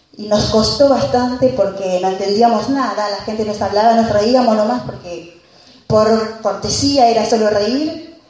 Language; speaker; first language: Spanish; non-native, fluent; Haitian Creole